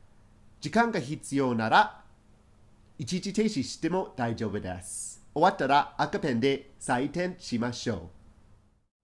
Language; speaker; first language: Japanese; non-native, fluent; English